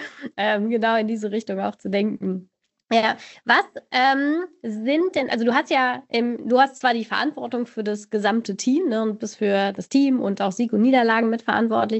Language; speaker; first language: German; native; German